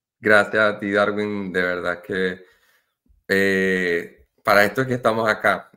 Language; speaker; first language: Spanish; native; Spanish